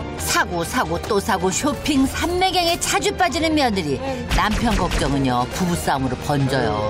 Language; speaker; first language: Korean; native; Korean